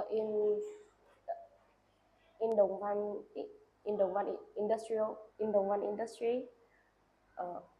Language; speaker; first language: English; non-native, learner; Vietnamese